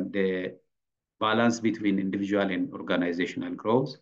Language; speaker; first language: English; non-native, fluent; Amharic